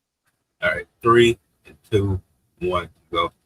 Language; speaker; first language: English; native; English